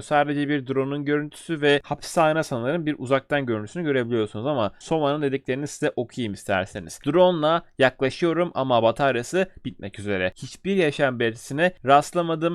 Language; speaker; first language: Turkish; native; Turkish